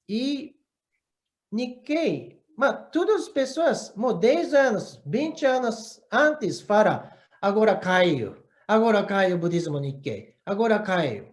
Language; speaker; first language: Portuguese; non-native, learner; Japanese